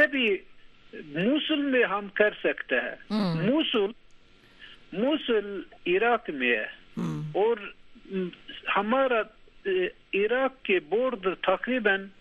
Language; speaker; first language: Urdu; non-native, learner; Turkish